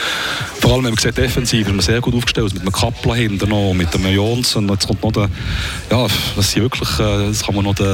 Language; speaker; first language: German; native; German